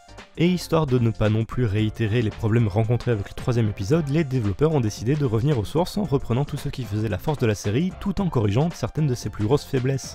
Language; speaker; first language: French; native; French